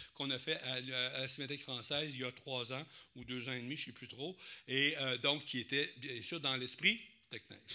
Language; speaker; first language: French; native; French